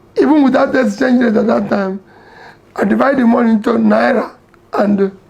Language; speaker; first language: Nigerian Pidgin; non-native, local second language; Igbo